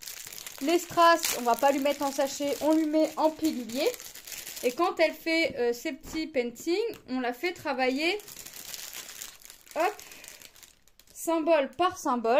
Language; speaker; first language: French; native; French